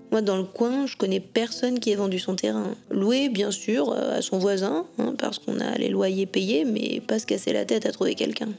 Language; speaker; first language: French; native; French